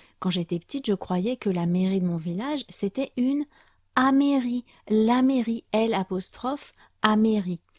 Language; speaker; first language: French; native; French